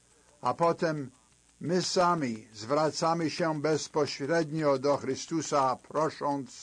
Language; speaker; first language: Polish; native; Polish